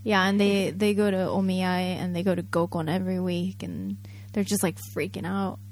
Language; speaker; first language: English; early bilingual, other home language; Japanese